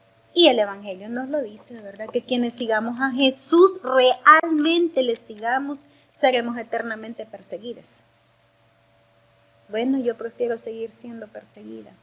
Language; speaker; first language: Spanish; native; Spanish